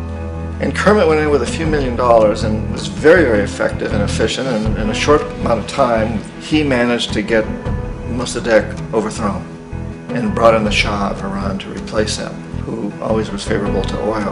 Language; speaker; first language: English; native; English